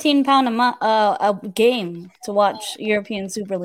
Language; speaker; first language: English; native; English